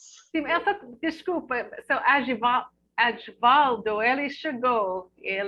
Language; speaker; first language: Portuguese; non-native, fluent; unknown